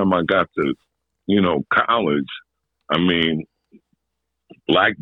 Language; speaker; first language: English; native; English